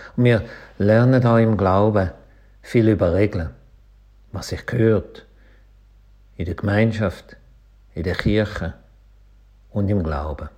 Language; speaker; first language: German; native; German